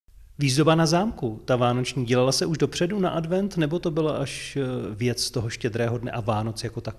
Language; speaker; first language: Czech; native; Czech